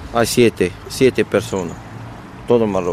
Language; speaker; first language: Spanish; non-native, learner; Arabic